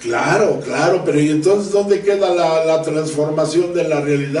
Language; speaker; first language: Spanish; native; Spanish